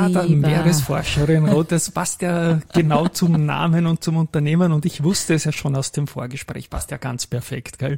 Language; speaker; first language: German; native; German